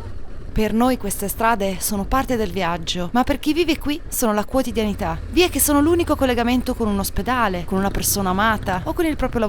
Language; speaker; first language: Italian; native; Italian